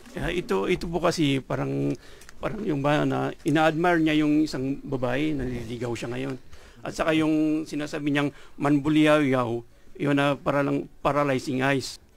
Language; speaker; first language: Filipino; non-native, local second language; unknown